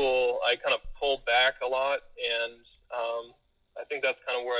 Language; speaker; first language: English; native; English